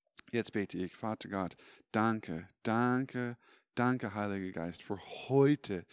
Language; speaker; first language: German; non-native, fluent; English